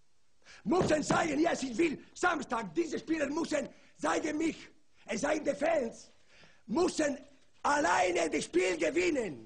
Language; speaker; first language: German; non-native, learner; Italian